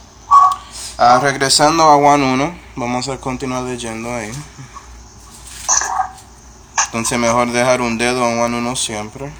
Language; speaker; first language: Spanish; non-native, fluent; English